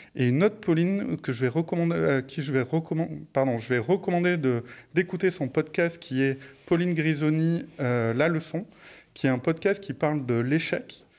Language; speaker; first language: French; native; French